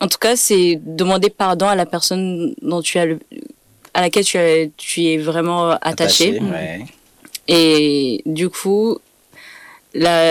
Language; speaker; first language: French; non-native, local second language; Rundi